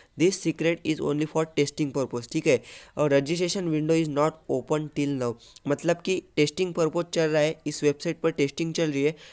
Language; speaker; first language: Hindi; non-native, local second language; Marathi